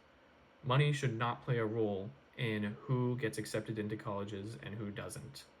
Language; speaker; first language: English; native; English